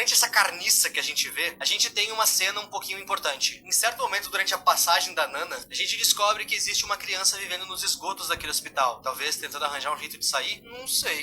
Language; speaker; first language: Portuguese; native; Portuguese